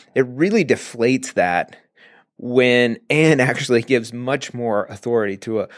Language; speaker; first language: English; native; English